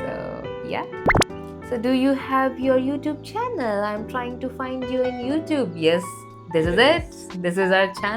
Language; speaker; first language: English; non-native, local second language; Hindi